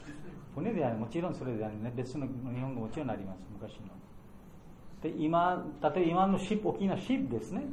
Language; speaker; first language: Japanese; non-native, learner; Bangla